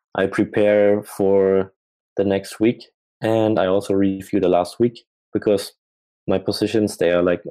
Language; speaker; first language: English; non-native, fluent; German